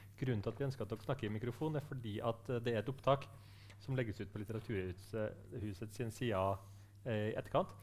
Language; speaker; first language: Norwegian; native; Norwegian